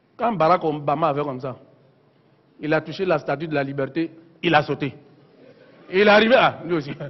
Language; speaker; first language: French; non-native, local second language; Bambara